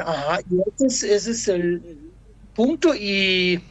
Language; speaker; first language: Spanish; non-native, fluent; German